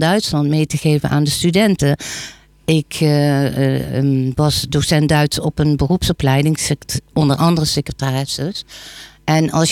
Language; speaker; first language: Dutch; native; Dutch